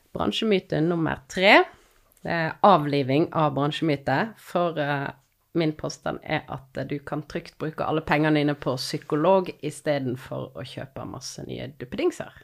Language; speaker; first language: Norwegian; native; Norwegian